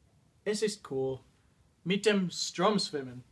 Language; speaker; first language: German; non-native, learner; English